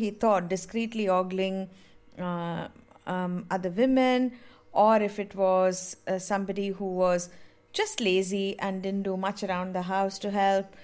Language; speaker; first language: English; non-native, local second language; Tamil